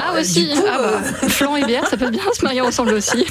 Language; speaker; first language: French; native; French